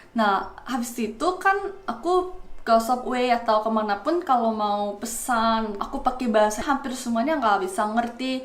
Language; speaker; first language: Indonesian; non-native, fluent; Korean